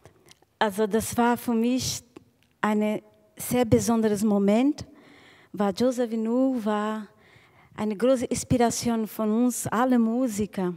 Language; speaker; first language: German; non-native, learner; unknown